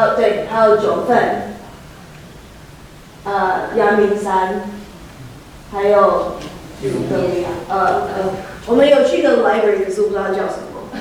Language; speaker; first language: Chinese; early bilingual, heritage; Chinese